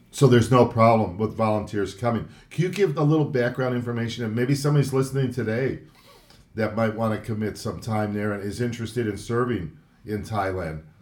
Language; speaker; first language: English; native; English